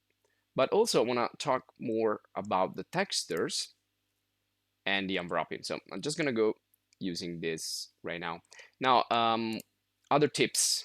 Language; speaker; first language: English; non-native, fluent; Italian